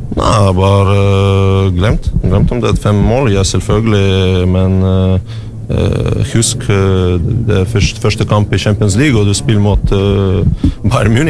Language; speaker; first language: Norwegian; non-native, learner; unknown